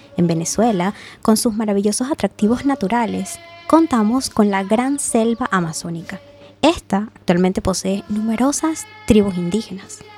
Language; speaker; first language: Spanish; non-native, local second language; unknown